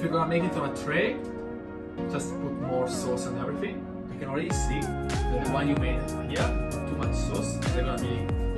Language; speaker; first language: English; non-native, fluent; Italian